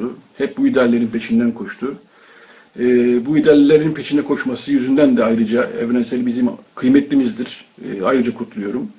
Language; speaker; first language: Turkish; native; Turkish